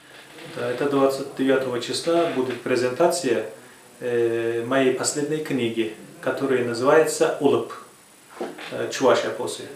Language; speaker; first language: Russian; non-native, fluent; Turkish